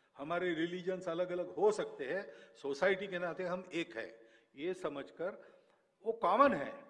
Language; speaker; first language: Hindi; non-native, local second language; Marathi